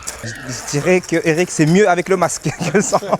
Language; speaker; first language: French; native; French